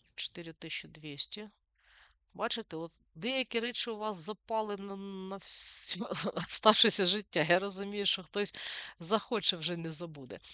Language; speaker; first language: Ukrainian; non-native, local second language; Russian